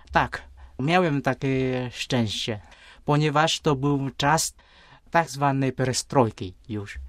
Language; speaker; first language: Polish; non-native, fluent; Vietnamese